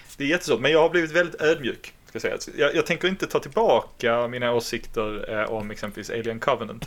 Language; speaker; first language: Swedish; native; Swedish